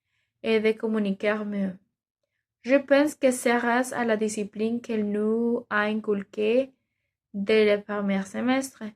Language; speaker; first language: French; non-native, learner; Spanish